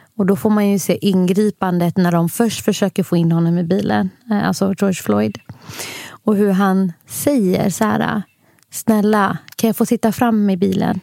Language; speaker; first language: Swedish; early bilingual, other home language; Somali